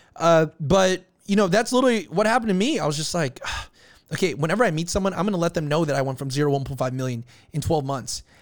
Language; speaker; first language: English; early bilingual, other home language; Filipino